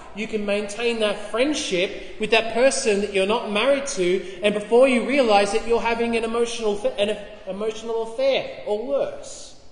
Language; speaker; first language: English; native; English